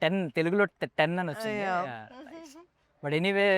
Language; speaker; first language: Telugu; native; Telugu